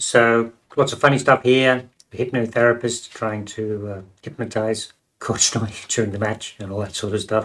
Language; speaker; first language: English; native; English